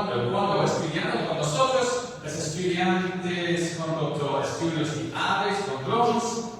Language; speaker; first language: Spanish; non-native, learner; English